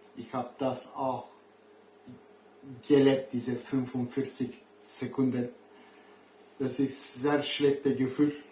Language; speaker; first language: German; non-native, learner; Turkish